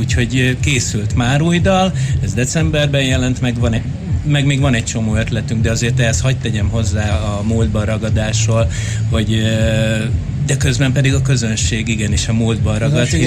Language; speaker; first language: Hungarian; native; Hungarian